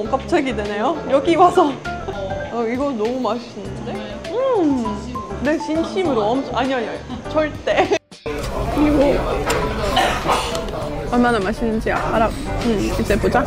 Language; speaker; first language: Korean; non-native, fluent; Estonian